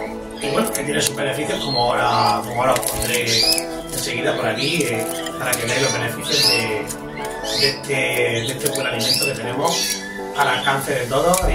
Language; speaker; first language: Spanish; native; Spanish